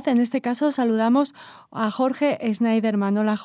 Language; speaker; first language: Spanish; native; Spanish